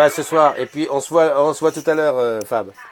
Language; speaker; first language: French; native; French